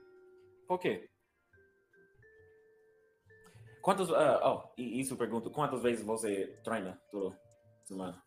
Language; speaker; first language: Portuguese; non-native, learner; English